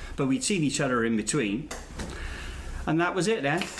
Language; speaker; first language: English; native; English